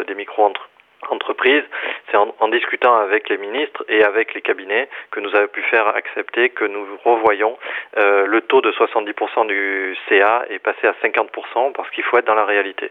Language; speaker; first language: French; native; French